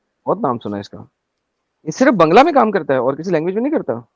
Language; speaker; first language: Hindi; native; Hindi